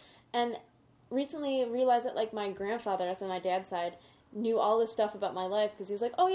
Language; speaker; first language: English; native; English